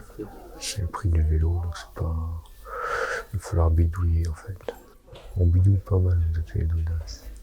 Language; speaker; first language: French; native; French